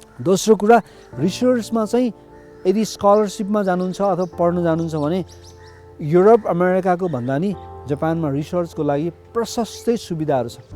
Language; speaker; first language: Nepali; native; Nepali